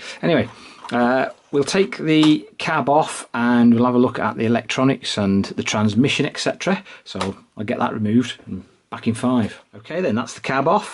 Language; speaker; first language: English; native; English